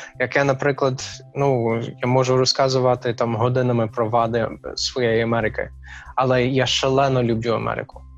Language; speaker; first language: Ukrainian; non-native, fluent; English